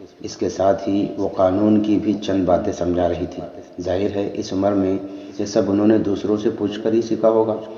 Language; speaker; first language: Urdu; native; Urdu